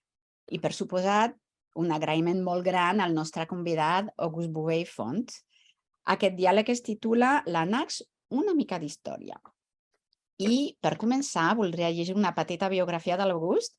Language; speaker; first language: Catalan; non-native, fluent; French